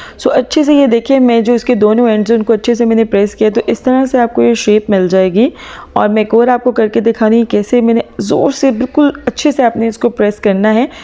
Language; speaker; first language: Urdu; native; Urdu